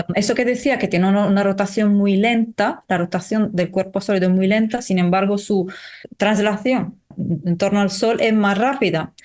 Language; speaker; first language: Spanish; non-native, fluent; Italian